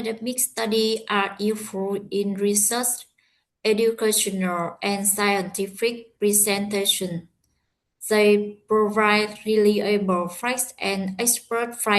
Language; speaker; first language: English; non-native, learner; Vietnamese